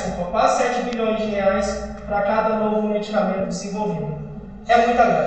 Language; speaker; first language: Portuguese; native; Portuguese